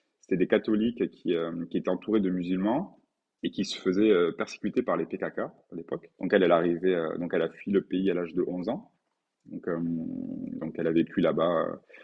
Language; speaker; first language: French; native; French